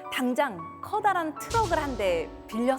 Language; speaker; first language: Korean; native; Korean